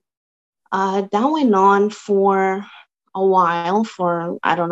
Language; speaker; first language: English; non-native, fluent; Portuguese